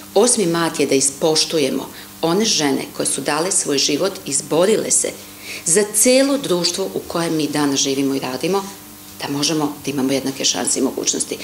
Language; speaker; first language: Serbian; non-native, local second language; Hungarian